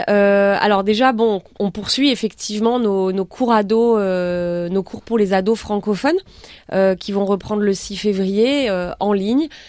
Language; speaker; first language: French; native; French